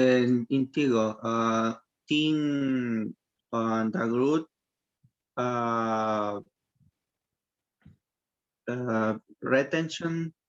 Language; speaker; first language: English; non-native, learner; Spanish